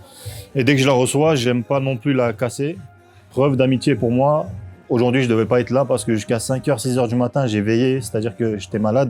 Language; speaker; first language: French; native; French